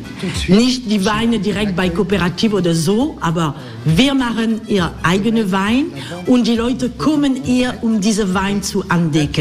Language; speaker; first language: German; non-native, learner; French